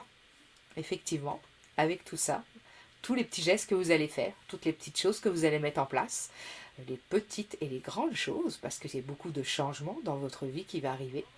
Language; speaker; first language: French; native; French